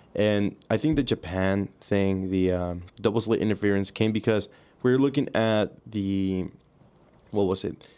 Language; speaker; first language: English; early bilingual, other home language; Spanish